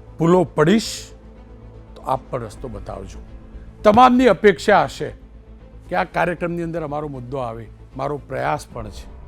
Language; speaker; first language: Gujarati; native; Gujarati